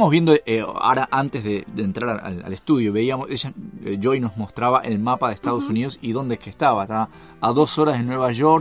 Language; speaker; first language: Spanish; native; Spanish